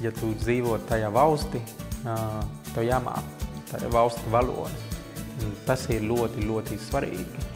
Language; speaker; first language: Latvian; non-native, fluent; Vietnamese